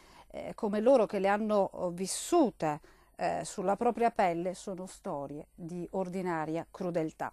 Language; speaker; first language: Italian; native; Italian